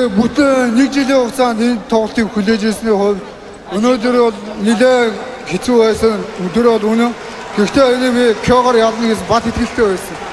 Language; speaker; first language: Korean; non-native, learner; Mongolian